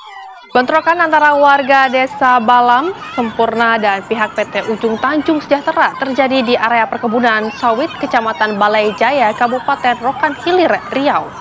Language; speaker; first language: Indonesian; native; Indonesian